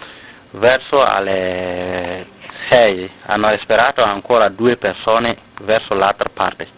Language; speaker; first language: Italian; non-native, learner; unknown